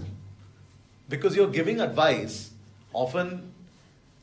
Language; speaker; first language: English; non-native, local second language; Bangla